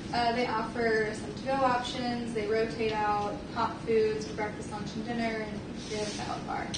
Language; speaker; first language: English; native; English